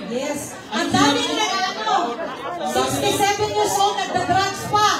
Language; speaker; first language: Filipino; non-native, local second language; Cebuano